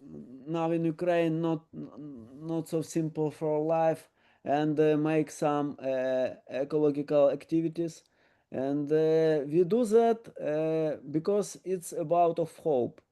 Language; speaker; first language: English; non-native, learner; Ukrainian